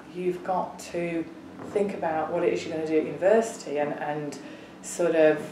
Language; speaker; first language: English; native; English